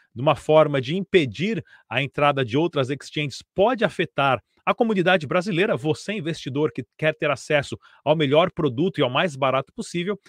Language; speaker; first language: Portuguese; native; Portuguese